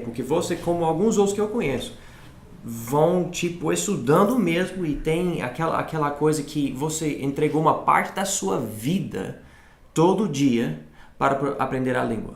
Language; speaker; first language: Portuguese; non-native, fluent; English